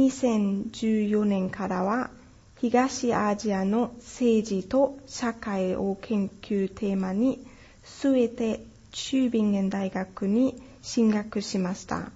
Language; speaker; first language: Japanese; non-native, fluent; German